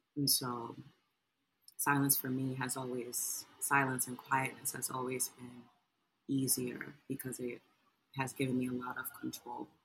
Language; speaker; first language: English; native; English